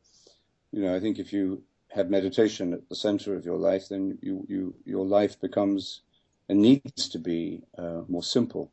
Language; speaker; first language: English; native; English